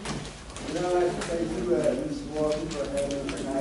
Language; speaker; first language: English; native; English